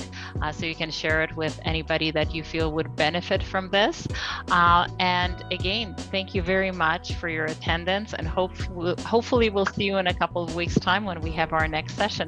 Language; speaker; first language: English; non-native, fluent; Polish